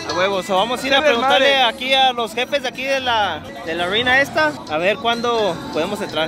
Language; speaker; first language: Spanish; early bilingual, heritage; Spanish